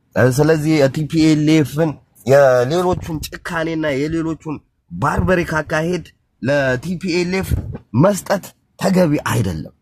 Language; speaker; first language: Amharic; non-native, local second language; Tigrinya